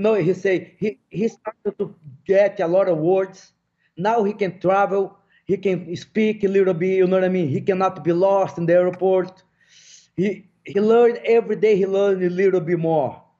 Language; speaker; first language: English; non-native, fluent; Portuguese